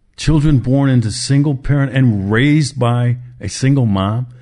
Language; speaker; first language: English; native; English